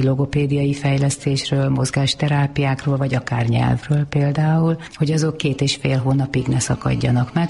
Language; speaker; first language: Hungarian; native; Hungarian